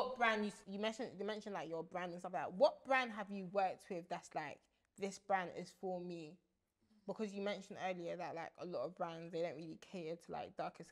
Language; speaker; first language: English; early bilingual, other home language; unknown